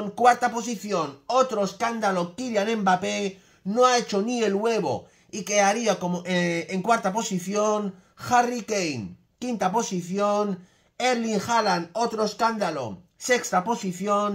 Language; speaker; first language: Spanish; native; Spanish